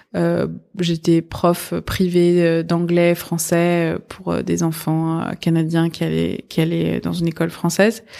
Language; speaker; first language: French; early bilingual, other home language; Persian